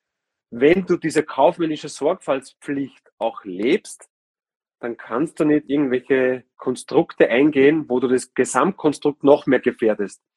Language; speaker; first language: German; native; German